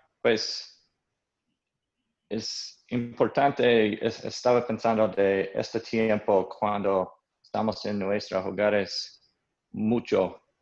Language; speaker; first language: Spanish; non-native, learner; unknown